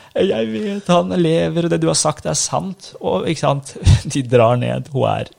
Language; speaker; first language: Norwegian; early bilingual, other home language; Persian